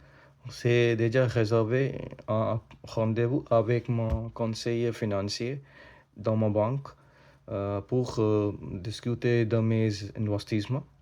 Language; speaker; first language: French; non-native, learner; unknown